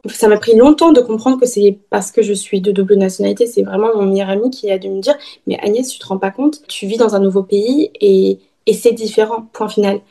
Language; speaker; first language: French; early bilingual, heritage; French